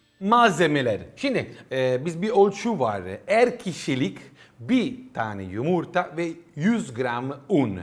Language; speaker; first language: Turkish; non-native, learner; Italian